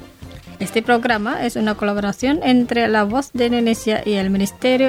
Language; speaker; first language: Spanish; non-native, fluent; Indonesian